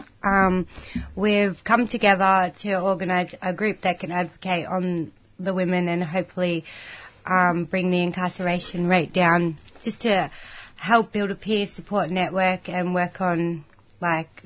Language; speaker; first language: English; native; English